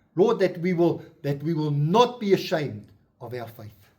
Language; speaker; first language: English; non-native, local second language; Afrikaans